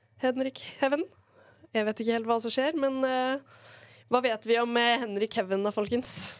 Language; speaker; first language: Norwegian; native; Norwegian